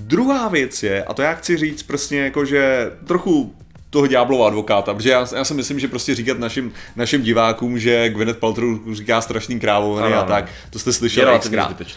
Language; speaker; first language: Czech; native; Czech